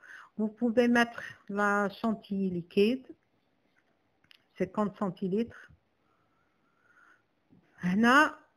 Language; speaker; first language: French; non-native, local second language; Arabic